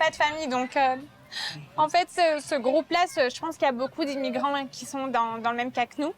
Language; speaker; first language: French; native; French